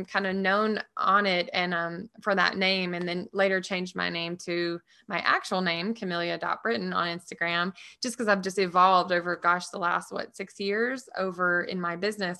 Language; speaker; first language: English; native; English